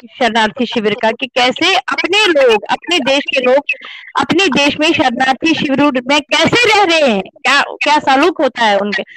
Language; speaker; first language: Hindi; non-native, local second language; Kashmiri